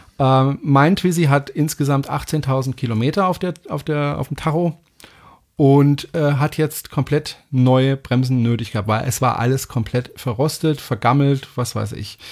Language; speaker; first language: German; non-native, fluent; French